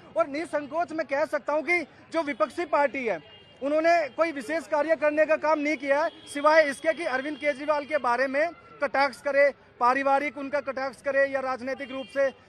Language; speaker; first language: Hindi; native; Hindi